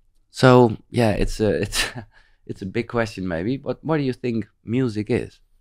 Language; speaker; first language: English; non-native, fluent; Dutch